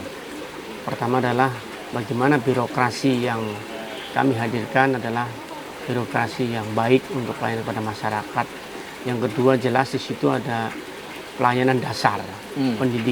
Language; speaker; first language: Indonesian; native; Indonesian